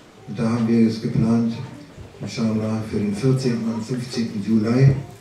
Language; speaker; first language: German; native; German